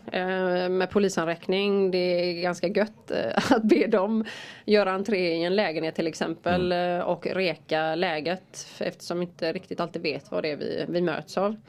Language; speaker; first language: Swedish; native; Swedish